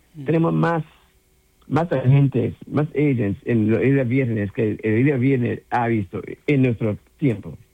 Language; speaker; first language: Spanish; non-native, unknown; English